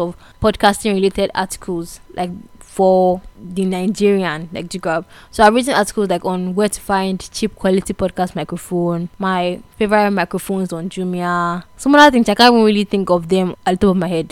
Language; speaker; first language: English; non-native, local second language; Igbo